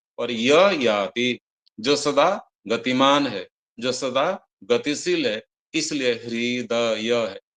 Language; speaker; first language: Hindi; non-native, local second language; Odia